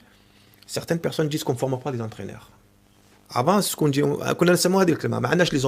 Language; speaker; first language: French; native; French